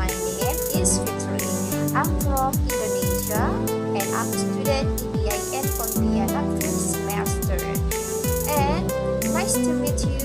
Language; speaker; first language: English; non-native, learner; Indonesian